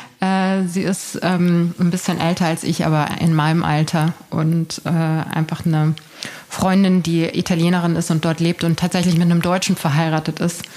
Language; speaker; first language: German; early bilingual, other home language; Persian